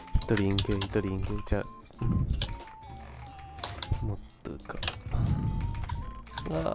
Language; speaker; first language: Japanese; non-native, learner; Chinese